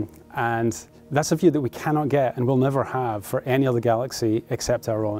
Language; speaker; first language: English; native; English